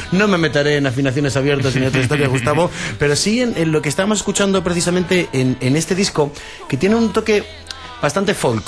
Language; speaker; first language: Spanish; native; Spanish